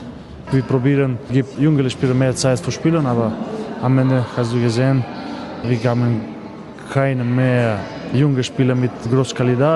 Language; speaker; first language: German; non-native, learner; Macedonian